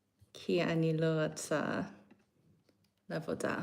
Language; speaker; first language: Hebrew; non-native, learner; English